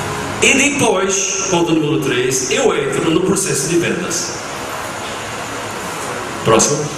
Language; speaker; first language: Portuguese; non-native, fluent; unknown